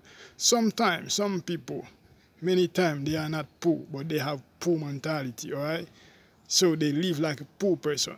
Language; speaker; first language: English; non-native, fluent; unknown